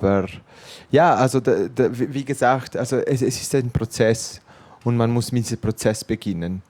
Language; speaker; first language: German; non-native, fluent; Italian